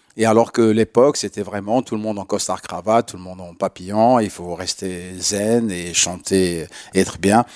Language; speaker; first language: French; non-native, local second language; Arabic